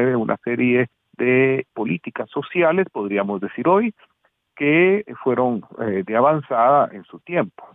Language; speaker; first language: Spanish; native; Spanish